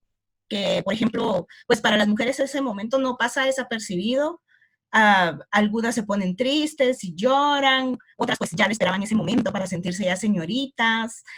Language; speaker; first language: Spanish; native; Spanish